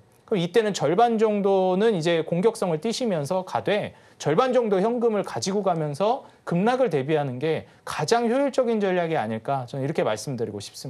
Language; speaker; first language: Korean; native; Korean